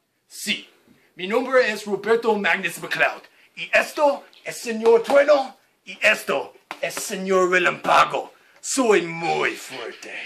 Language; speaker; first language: Spanish; non-native, learner; English